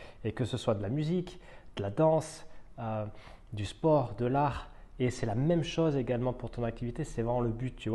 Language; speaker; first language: French; native; French